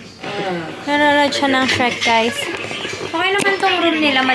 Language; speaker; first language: Filipino; native; Filipino